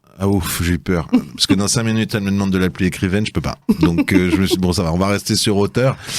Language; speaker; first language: French; native; French